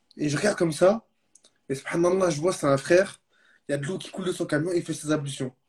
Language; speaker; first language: French; early bilingual, other home language; Arabic